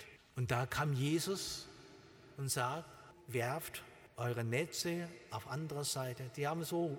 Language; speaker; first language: German; non-native, learner; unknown